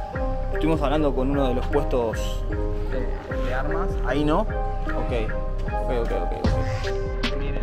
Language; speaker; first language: Portuguese; non-native, learner; Spanish